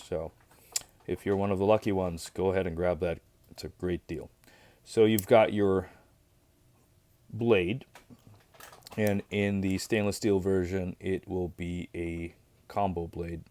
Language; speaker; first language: English; native; English